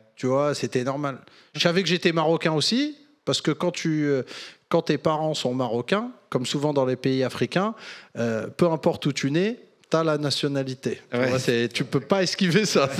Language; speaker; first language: French; native; French